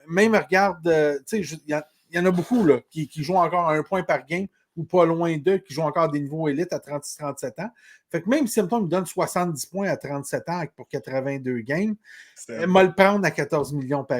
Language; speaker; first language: French; native; French